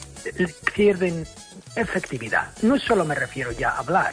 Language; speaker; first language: Spanish; non-native, fluent; English